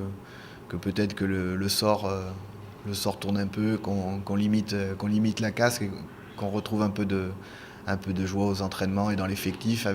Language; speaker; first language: French; native; French